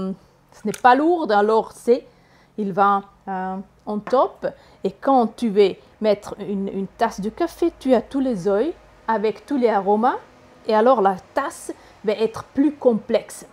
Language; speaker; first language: French; non-native, learner; Italian